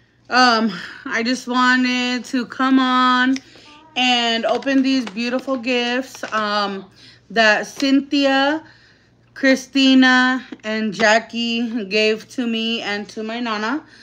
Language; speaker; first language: English; early bilingual, other home language; Spanish